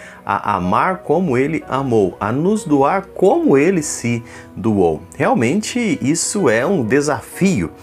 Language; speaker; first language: Portuguese; native; Portuguese